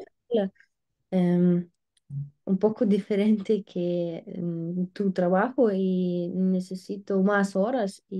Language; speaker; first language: Spanish; non-native, learner; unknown